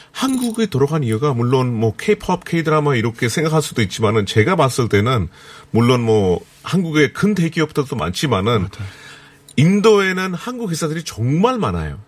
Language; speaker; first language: Korean; non-native, fluent; Hindi